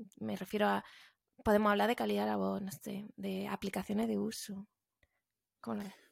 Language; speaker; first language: Spanish; native; Spanish